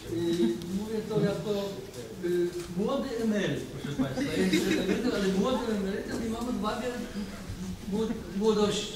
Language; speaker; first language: Polish; native; Polish